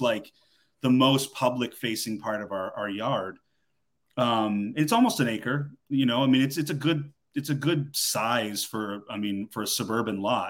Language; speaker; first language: English; native; English